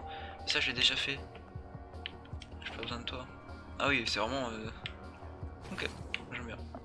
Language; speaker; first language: French; native; French